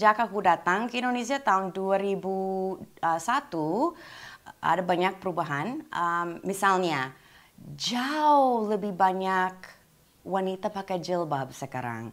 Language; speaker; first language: Indonesian; non-native, fluent; English